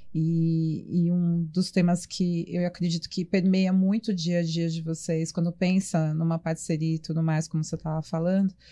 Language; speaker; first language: Portuguese; native; Portuguese